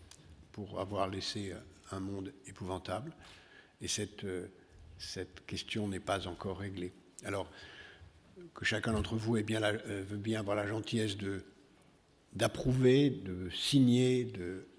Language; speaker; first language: French; native; French